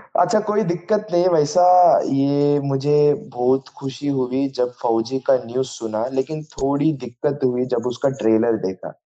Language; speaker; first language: Hindi; non-native, local second language; Bangla